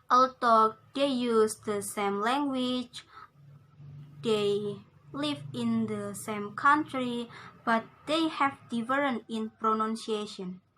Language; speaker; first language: English; non-native, learner; Indonesian